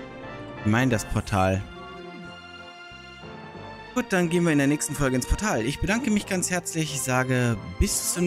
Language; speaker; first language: German; native; German